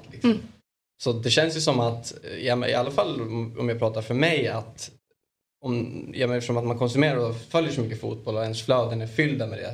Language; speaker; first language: Swedish; native; Swedish